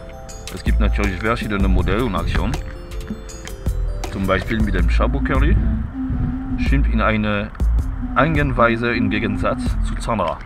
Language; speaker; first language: German; non-native, learner; French